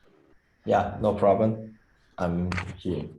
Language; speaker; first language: English; non-native, fluent; Chinese